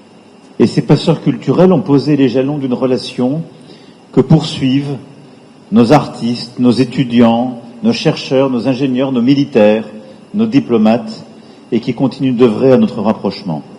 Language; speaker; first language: French; native; French